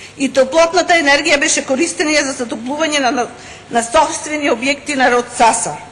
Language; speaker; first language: Macedonian; native; Macedonian